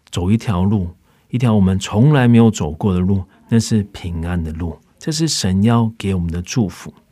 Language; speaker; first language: Chinese; native; Chinese